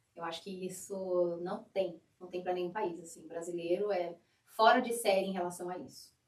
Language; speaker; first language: Portuguese; native; Portuguese